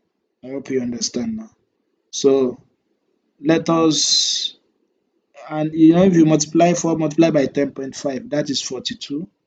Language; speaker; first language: English; non-native, local second language; Yoruba